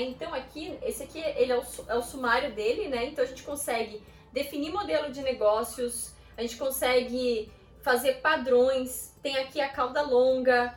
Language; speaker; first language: Portuguese; native; Portuguese